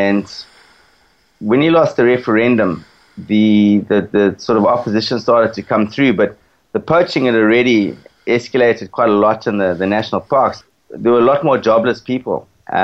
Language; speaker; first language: English; native; English